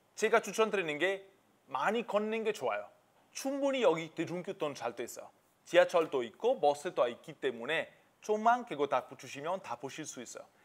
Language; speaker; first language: Korean; non-native, fluent; Italian